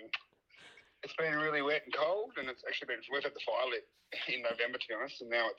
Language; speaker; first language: English; native; English